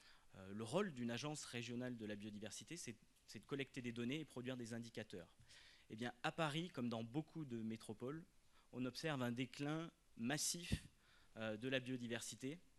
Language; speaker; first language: French; native; French